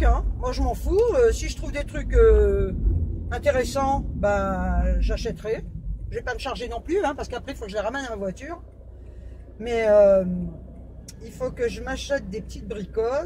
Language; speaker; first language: French; native; French